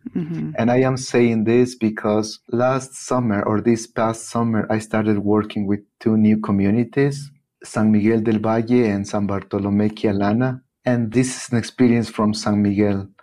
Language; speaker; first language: English; non-native, fluent; Spanish